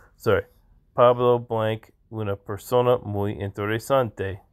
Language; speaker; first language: Spanish; non-native, learner; English